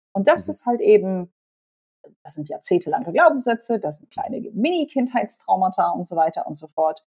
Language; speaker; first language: German; non-native, local second language; Polish